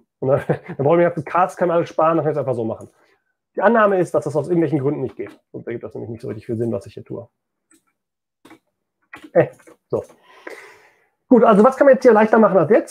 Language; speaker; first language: German; native; German